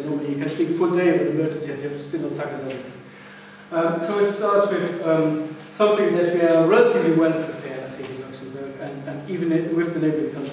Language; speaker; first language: English; non-native, fluent; Luxembourgish